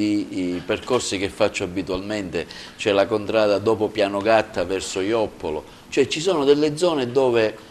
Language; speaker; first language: Italian; native; Italian